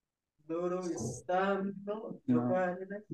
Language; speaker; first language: Italian; non-native, learner; Bangla